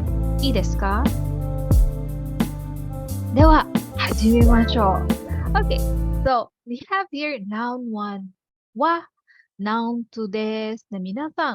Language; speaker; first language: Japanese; non-native, fluent; Filipino